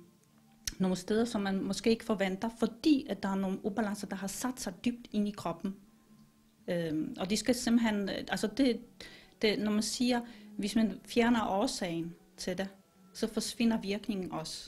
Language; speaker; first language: Danish; non-native, fluent; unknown